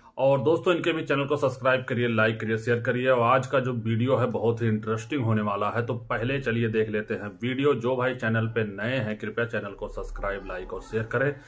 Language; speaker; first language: Hindi; native; Hindi